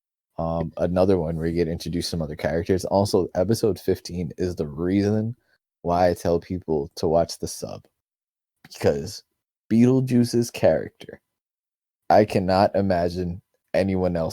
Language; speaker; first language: English; native; English